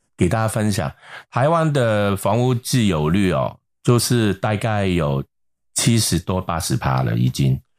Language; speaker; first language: Chinese; non-native, local second language; Cantonese